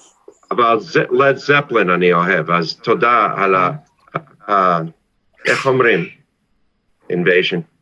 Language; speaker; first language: Hebrew; non-native, fluent; English